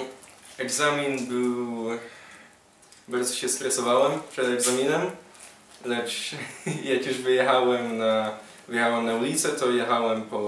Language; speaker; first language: Polish; early bilingual, heritage; Polish